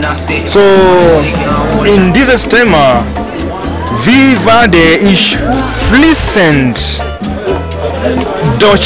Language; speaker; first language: German; non-native, learner; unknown